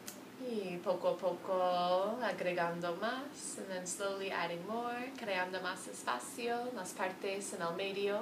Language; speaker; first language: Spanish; non-native, fluent; English